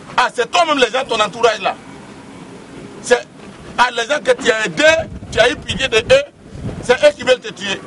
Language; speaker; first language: French; non-native, local second language; Bambara